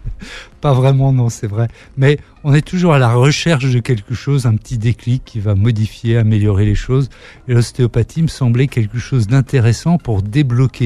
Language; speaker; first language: French; native; French